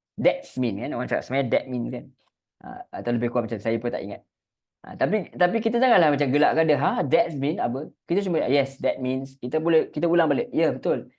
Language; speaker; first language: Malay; native; Malay